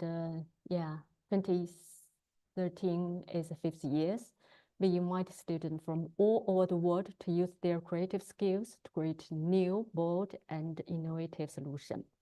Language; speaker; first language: English; non-native, learner; Chinese